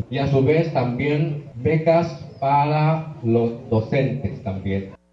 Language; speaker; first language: Spanish; non-native, fluent; Chinese